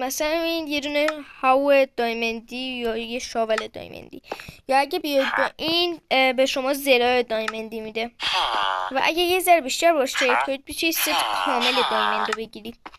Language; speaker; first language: Persian; native; Persian